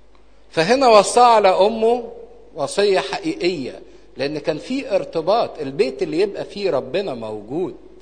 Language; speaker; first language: Arabic; native; Arabic